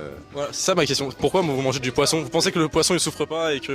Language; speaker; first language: French; native; French